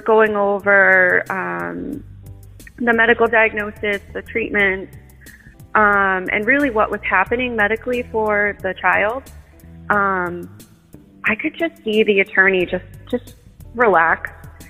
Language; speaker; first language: English; native; English